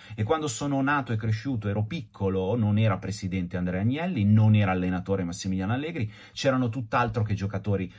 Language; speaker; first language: Italian; native; Italian